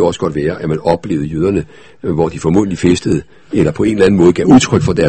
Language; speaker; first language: Danish; native; Danish